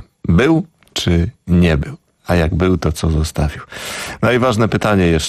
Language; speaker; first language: Polish; native; Polish